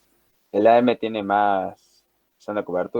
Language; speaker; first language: Spanish; native; Spanish